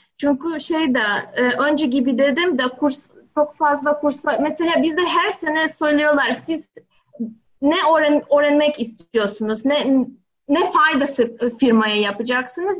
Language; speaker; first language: Turkish; non-native, learner; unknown